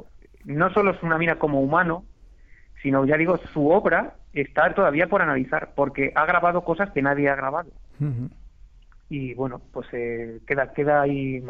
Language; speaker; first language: Spanish; native; Spanish